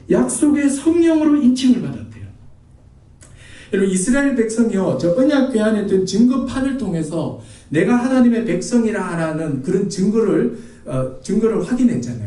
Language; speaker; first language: Korean; native; Korean